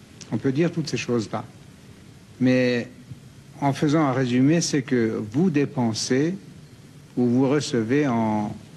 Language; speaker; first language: French; non-native, fluent; Persian